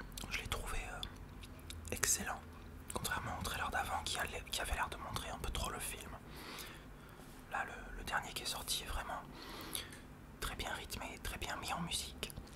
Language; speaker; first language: French; native; French